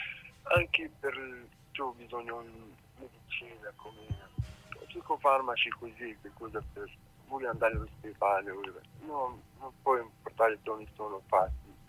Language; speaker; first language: Italian; non-native, learner; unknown